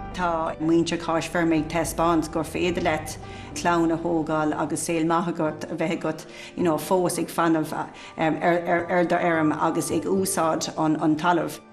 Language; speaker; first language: Irish; non-native, local second language; English